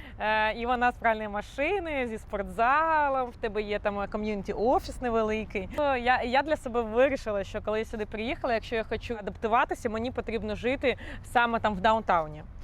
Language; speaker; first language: Ukrainian; native; Ukrainian